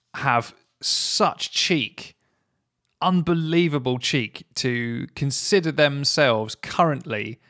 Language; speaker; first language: English; native; English